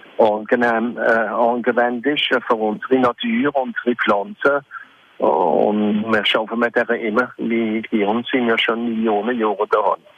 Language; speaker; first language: German; non-native, local second language; French